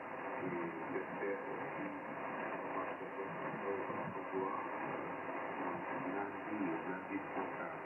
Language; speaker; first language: French; non-native, learner; German